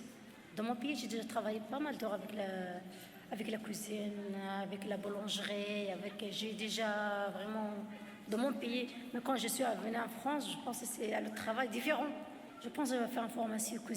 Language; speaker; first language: French; non-native, learner; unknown